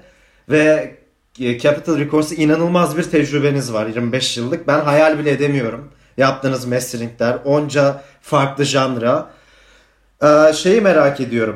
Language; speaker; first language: Turkish; native; Turkish